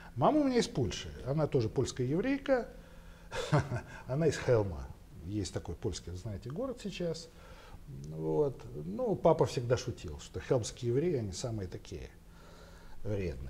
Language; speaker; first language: Russian; native; Russian